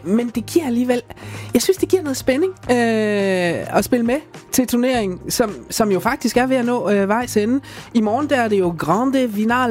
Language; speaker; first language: Danish; native; Danish